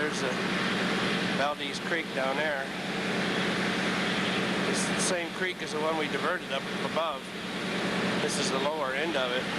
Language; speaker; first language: English; native; English